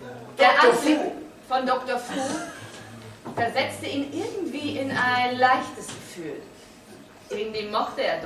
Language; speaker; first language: German; native; German